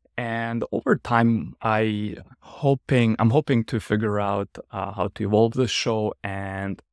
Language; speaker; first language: English; non-native, fluent; Ukrainian